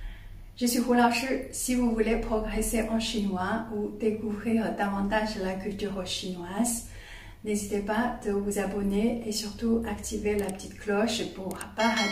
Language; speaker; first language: French; non-native, fluent; Chinese